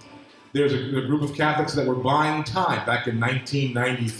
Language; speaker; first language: English; native; English